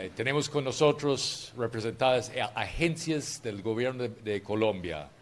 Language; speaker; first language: Spanish; non-native, fluent; English